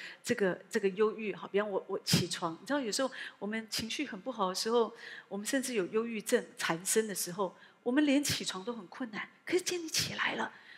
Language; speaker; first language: Chinese; native; Chinese